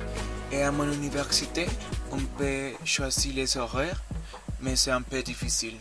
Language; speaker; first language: French; non-native, learner; Spanish